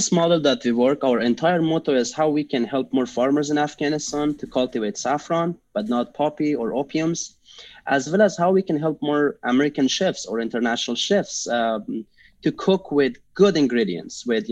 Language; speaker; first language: English; non-native, fluent; Persian